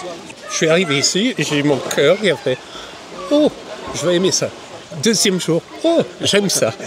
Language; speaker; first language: French; non-native, fluent; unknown